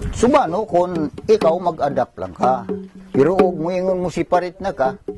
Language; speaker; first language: Cebuano; non-native, local second language; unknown